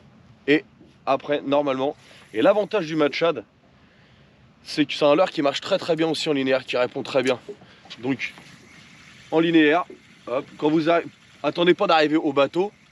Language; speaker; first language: French; native; French